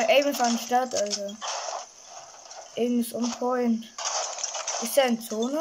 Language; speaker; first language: German; native; German